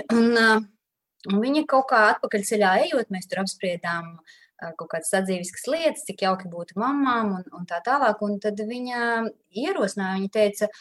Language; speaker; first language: Latvian; native; Latvian